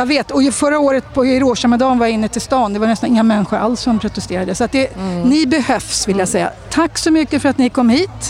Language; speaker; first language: Swedish; native; Swedish